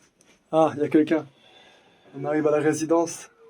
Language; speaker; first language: French; native; French